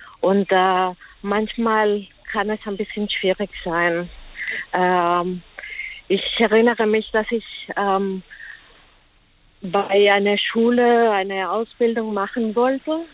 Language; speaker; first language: German; non-native, learner; Spanish